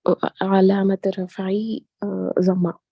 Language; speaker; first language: Arabic; non-native, learner; English